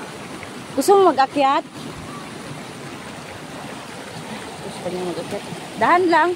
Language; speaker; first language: Filipino; non-native, local second language; Cebuano